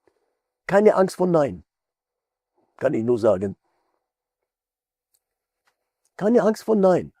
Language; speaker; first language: German; non-native, fluent; Hebrew